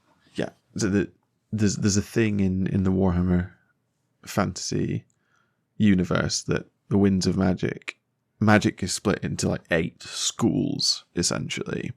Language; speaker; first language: English; native; English